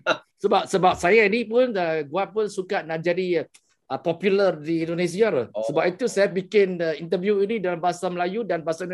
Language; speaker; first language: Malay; non-native, local second language; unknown